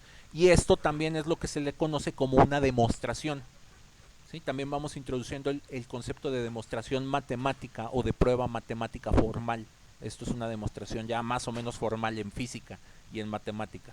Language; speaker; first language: Spanish; native; Spanish